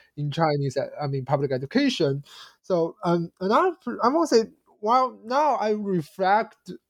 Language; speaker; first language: English; non-native, fluent; Chinese